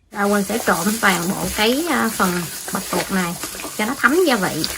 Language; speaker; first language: Vietnamese; native; Vietnamese